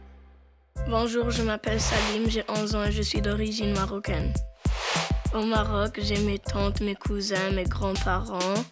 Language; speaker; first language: French; early bilingual, other home language; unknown